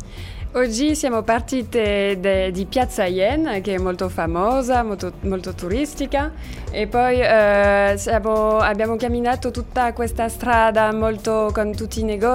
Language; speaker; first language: Italian; non-native, learner; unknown